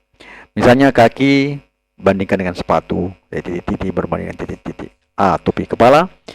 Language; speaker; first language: Indonesian; native; Indonesian